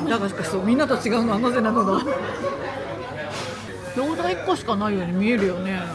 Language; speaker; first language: Japanese; native; Japanese